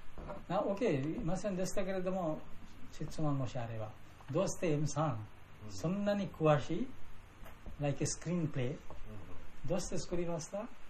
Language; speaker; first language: Japanese; non-native, learner; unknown